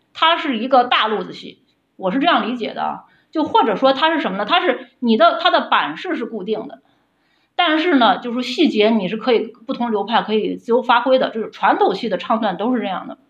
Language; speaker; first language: Chinese; native; Chinese